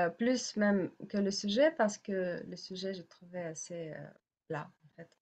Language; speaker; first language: French; non-native, fluent; Russian